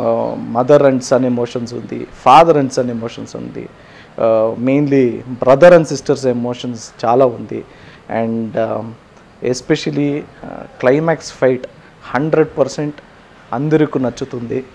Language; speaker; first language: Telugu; non-native, learner; Kannada